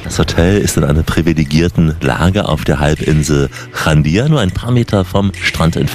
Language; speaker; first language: German; native; German